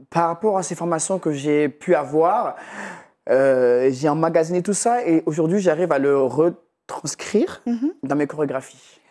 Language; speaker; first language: French; native; French